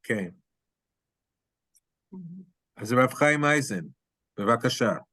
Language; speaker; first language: Hebrew; non-native, fluent; English